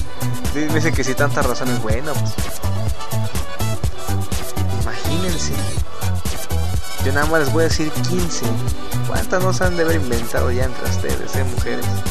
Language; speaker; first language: Spanish; native; Spanish